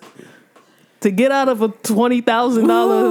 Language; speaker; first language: English; native; English